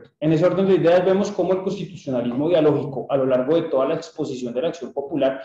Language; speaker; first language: Spanish; native; Spanish